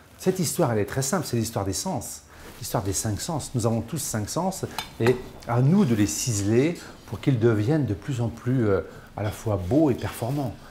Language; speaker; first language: French; native; French